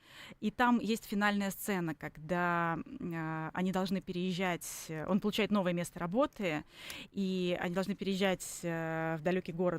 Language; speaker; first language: Russian; native; Russian